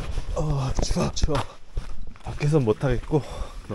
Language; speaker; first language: Korean; native; Korean